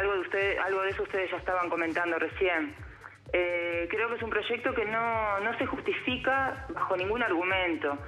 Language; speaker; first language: Spanish; native; Spanish